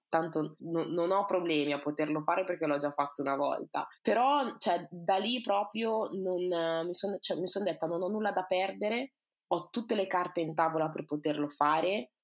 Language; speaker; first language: Italian; early bilingual, other home language; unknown